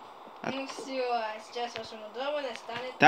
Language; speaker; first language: Russian; native; Russian